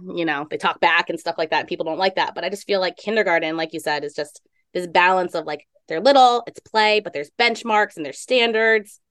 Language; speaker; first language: English; native; English